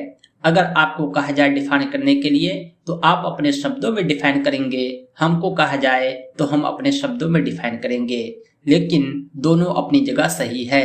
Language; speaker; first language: Hindi; native; Hindi